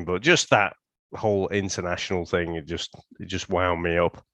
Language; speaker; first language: English; native; English